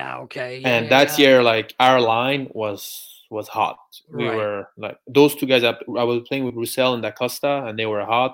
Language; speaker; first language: English; non-native, fluent; French